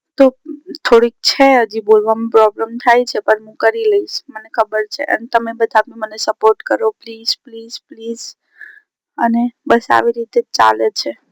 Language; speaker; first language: Gujarati; non-native, local second language; Marathi